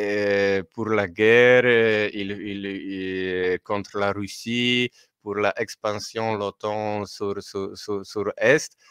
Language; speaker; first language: French; non-native, fluent; Polish